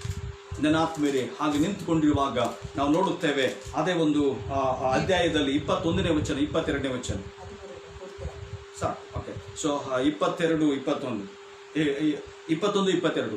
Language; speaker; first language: Kannada; native; Kannada